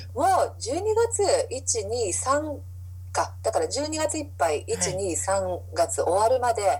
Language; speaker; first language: Japanese; native; Japanese